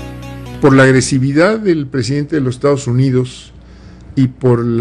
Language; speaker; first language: Spanish; native; Spanish